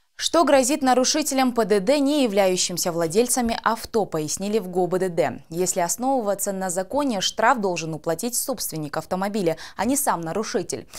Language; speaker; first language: Russian; non-native, local second language; Kyrgyz